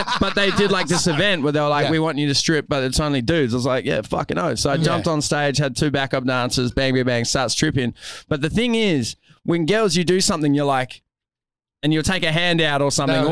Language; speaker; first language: English; native; English